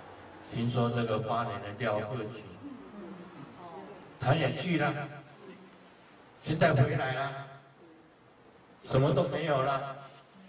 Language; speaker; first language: Chinese; native; Chinese